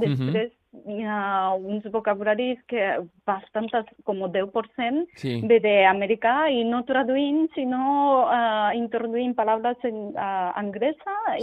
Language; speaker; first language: Catalan; non-native, learner; Japanese